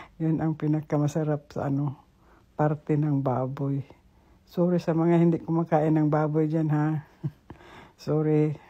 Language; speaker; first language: Filipino; non-native, local second language; Cebuano